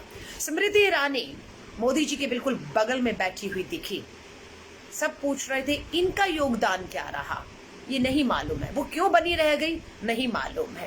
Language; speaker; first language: Hindi; native; Hindi